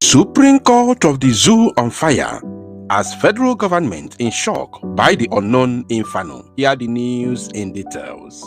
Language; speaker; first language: English; non-native, local second language; Igbo